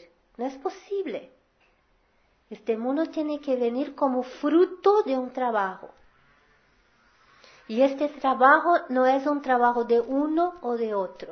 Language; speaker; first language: Spanish; non-native, fluent; Portuguese